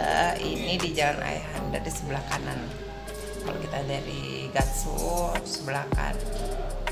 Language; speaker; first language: Indonesian; native; Indonesian